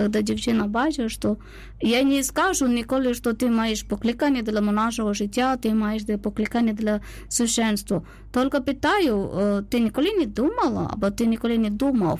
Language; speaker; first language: Ukrainian; non-native, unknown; Malayalam